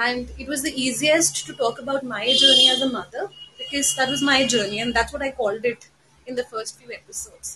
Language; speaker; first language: English; non-native, local second language; Hindi